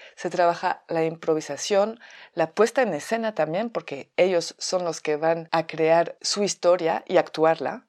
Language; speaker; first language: Spanish; non-native, fluent; French